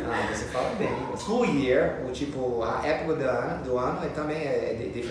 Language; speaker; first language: Portuguese; non-native, fluent; English